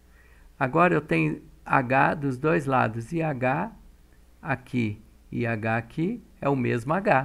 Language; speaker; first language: Portuguese; native; Portuguese